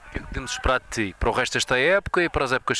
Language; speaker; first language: Portuguese; native; Portuguese